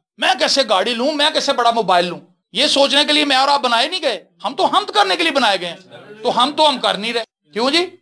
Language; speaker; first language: Urdu; non-native, local second language; Punjabi